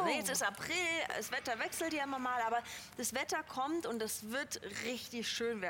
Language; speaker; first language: German; native; German